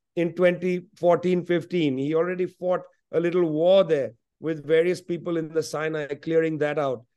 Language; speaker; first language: English; non-native, local second language; Punjabi